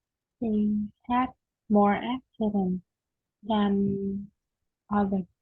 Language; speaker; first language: English; non-native, learner; Vietnamese